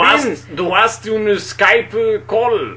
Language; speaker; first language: German; non-native, learner; Portuguese